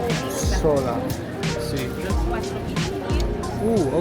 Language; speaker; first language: Spanish; non-native, learner; English